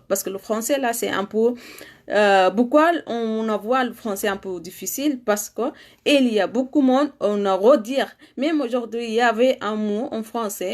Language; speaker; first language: French; non-native, learner; Arabic